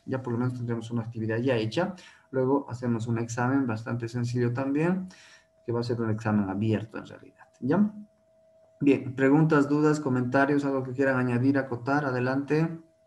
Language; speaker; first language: Spanish; native; Spanish